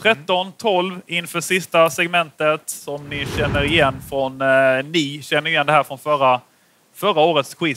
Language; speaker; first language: Swedish; native; Swedish